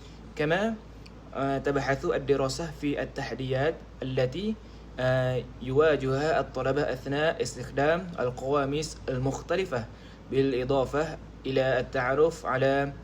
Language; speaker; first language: Arabic; non-native, learner; Malay